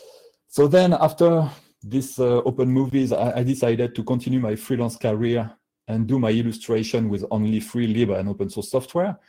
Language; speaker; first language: English; non-native, fluent; French